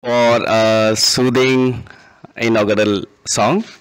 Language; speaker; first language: English; non-native, local second language; Bangla